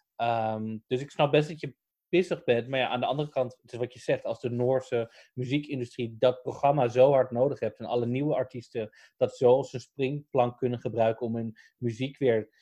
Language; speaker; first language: Dutch; native; Dutch